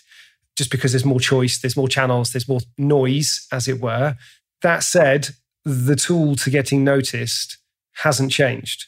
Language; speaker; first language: English; native; English